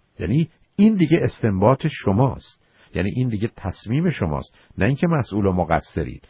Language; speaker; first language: Persian; native; Persian